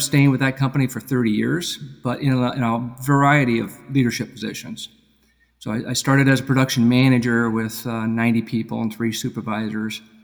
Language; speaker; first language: English; native; English